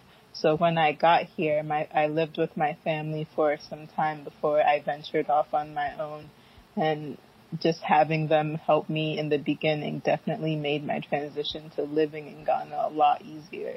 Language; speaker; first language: English; early bilingual, other home language; Akan